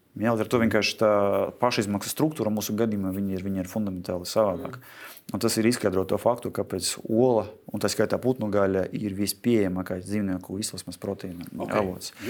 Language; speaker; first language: Latvian; non-native, local second language; Russian